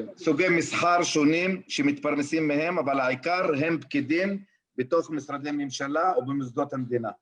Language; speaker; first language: Hebrew; non-native, local second language; Arabic